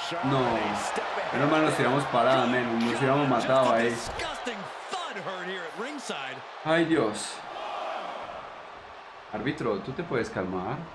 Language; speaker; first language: Spanish; native; Spanish